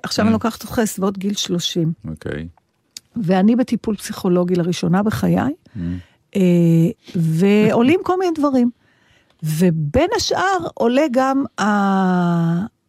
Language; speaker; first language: Hebrew; native; Hebrew